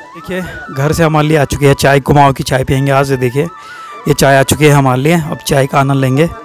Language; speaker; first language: Hindi; native; Hindi